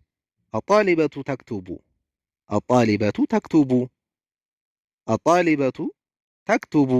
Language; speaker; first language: Arabic; non-native, fluent; Amharic